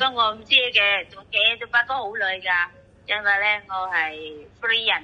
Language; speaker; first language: Cantonese; non-native, learner; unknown